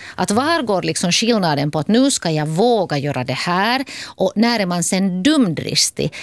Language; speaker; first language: Swedish; native; Swedish